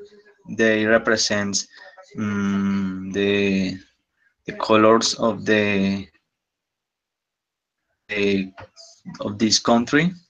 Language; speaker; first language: English; non-native, learner; Spanish